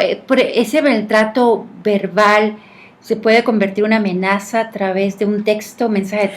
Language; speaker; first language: Spanish; native; Spanish